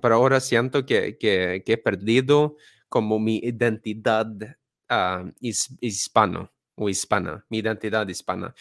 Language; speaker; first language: Spanish; non-native, fluent; English